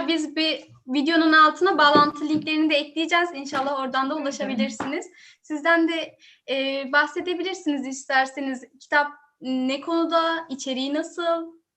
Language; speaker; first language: Turkish; native; Turkish